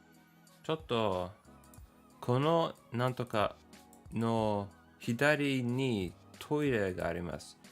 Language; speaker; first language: Japanese; non-native, learner; English